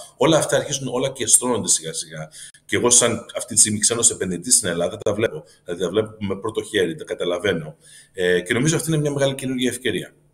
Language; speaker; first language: Greek; early bilingual, heritage; Greek